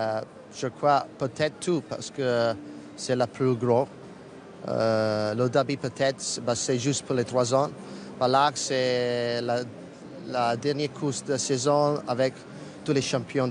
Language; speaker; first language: French; non-native, fluent; Italian